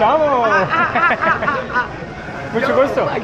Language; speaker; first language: Spanish; non-native, learner; German